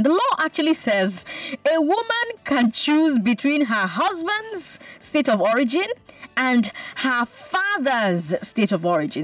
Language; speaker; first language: English; non-native, local second language; Igbo